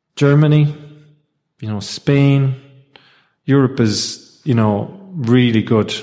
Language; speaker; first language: English; native; English